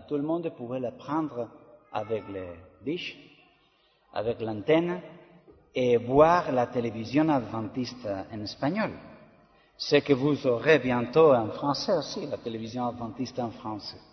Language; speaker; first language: French; non-native, learner; Spanish